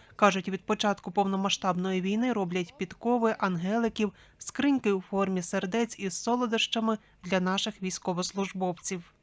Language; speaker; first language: Ukrainian; native; Ukrainian